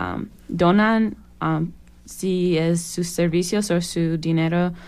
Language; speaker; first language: Spanish; non-native, learner; English